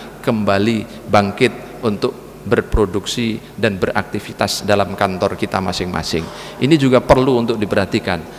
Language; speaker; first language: Indonesian; native; Indonesian